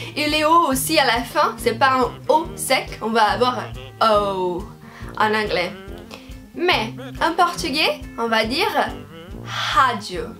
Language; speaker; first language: French; non-native, fluent; Portuguese